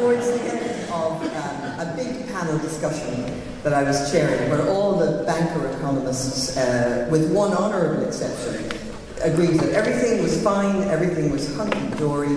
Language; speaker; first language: English; native; English